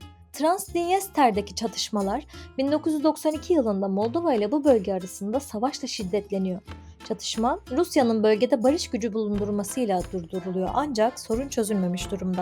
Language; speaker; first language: Turkish; native; Turkish